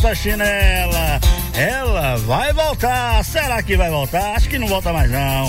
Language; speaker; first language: Portuguese; native; Portuguese